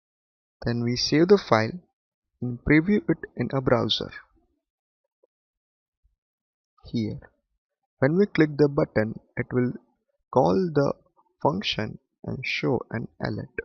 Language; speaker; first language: English; non-native, local second language; Gujarati